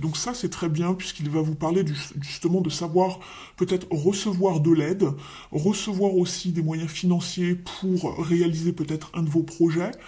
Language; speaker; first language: French; native; French